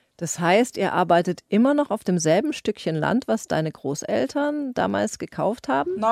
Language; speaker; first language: German; native; German